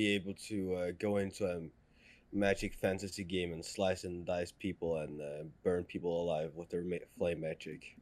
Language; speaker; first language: English; non-native, fluent; Danish